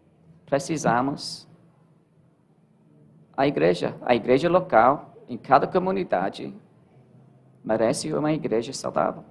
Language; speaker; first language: Portuguese; non-native, learner; English